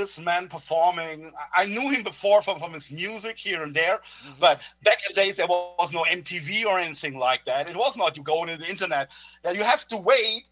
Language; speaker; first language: English; non-native, fluent; German